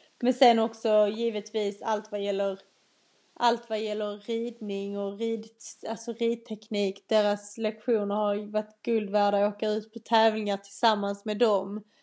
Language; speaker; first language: Swedish; native; Swedish